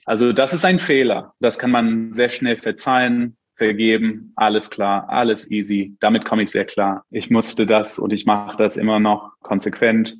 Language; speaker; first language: German; non-native, fluent; English